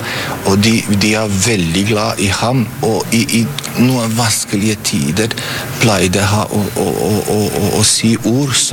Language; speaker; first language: Norwegian; non-native, fluent; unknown